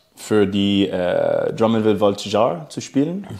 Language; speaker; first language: German; non-native, fluent; English